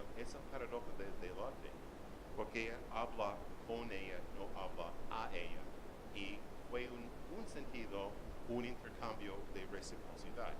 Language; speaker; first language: Spanish; non-native, learner; English